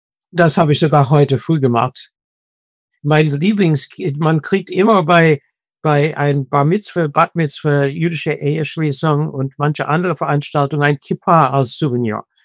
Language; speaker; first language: German; non-native, fluent; English